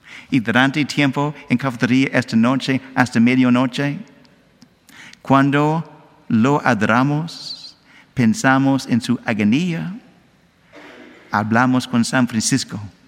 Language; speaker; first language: Spanish; non-native, learner; English